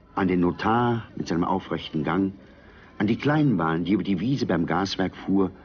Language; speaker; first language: German; native; German